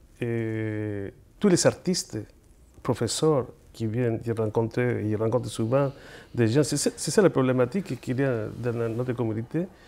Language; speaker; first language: French; non-native, fluent; Spanish